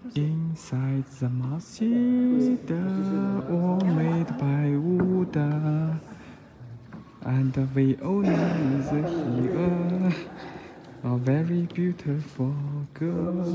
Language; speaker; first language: English; non-native, learner; Chinese